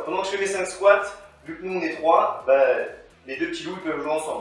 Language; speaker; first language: French; native; French